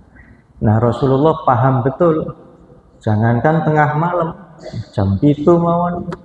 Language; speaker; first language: Indonesian; non-native, local second language; Javanese